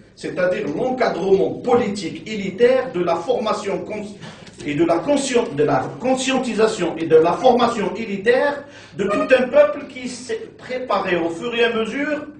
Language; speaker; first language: French; non-native, local second language; Arabic